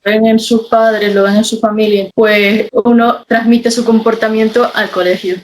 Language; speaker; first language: Spanish; native; Spanish